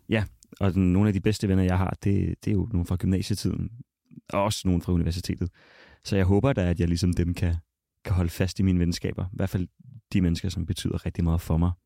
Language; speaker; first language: Danish; native; Danish